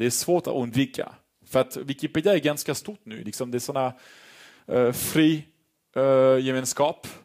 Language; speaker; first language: Swedish; non-native, fluent; French